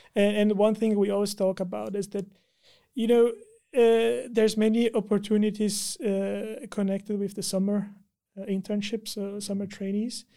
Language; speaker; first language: English; non-native, fluent; Portuguese